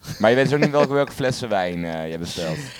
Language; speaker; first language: Dutch; native; Dutch